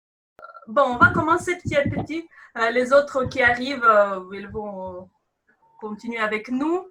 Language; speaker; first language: French; non-native, fluent; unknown